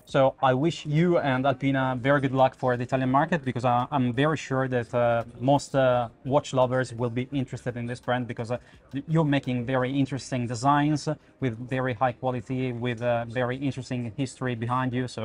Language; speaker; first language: English; non-native, fluent; Italian